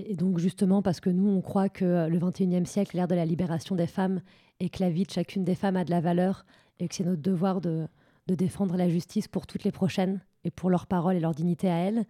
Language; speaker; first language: French; native; French